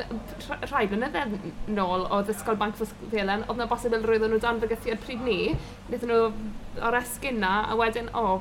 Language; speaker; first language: Welsh; native; Welsh